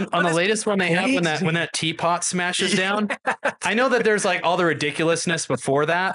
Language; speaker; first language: English; native; English